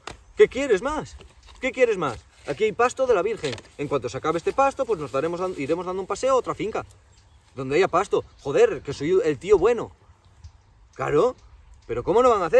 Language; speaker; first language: Spanish; native; Spanish